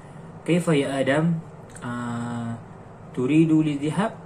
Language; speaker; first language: Arabic; non-native, learner; Malay